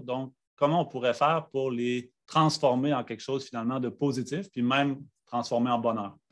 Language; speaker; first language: French; native; French